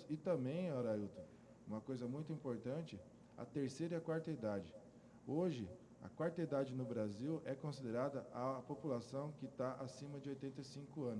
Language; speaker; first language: Portuguese; native; Portuguese